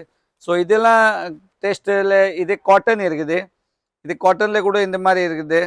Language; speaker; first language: Tamil; non-native, fluent; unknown